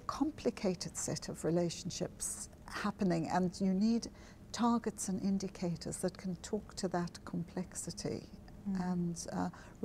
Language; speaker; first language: English; native; English